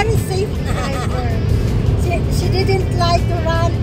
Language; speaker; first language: English; non-native, learner; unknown